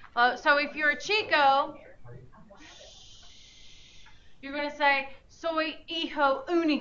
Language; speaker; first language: Spanish; non-native, fluent; English